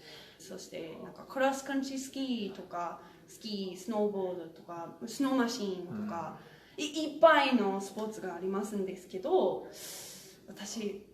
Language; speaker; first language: Japanese; non-native, learner; English